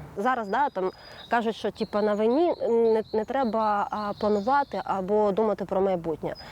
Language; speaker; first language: Ukrainian; native; Ukrainian